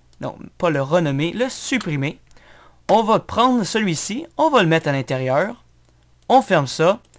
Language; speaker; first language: French; native; French